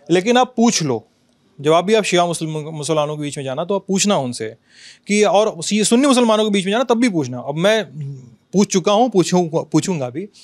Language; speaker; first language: Hindi; native; Hindi